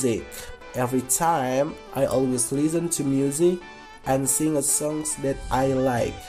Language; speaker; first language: English; non-native, fluent; Indonesian